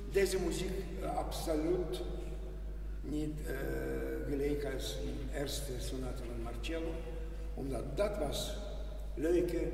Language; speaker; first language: Dutch; non-native, learner; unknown